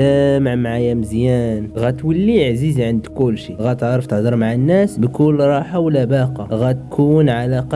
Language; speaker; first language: Arabic; native; Arabic